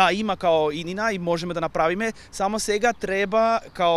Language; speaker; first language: Macedonian; non-native, learner; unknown